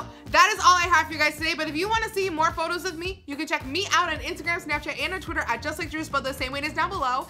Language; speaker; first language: English; native; English